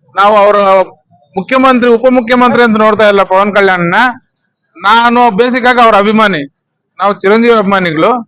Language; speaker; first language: Kannada; non-native, local second language; Telugu